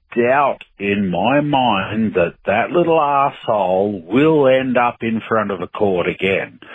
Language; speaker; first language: English; native; English